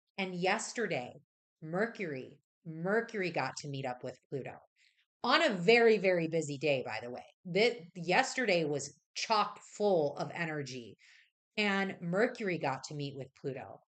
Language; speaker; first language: English; native; English